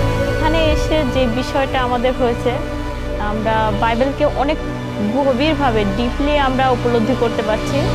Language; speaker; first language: Bangla; non-native, local second language; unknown